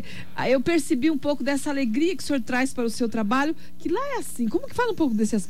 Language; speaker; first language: Portuguese; native; Portuguese